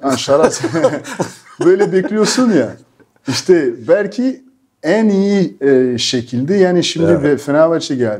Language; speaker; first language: Turkish; non-native, fluent; French